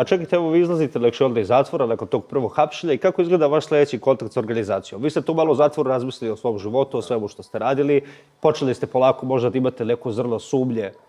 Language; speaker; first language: Bosnian; native; Bosnian